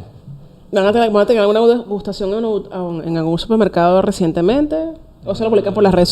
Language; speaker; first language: Spanish; native; Spanish